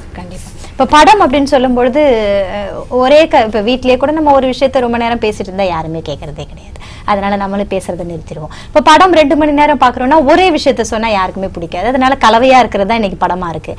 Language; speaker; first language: Tamil; native; Tamil